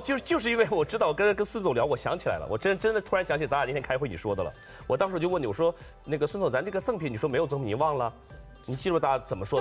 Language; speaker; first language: Chinese; native; Chinese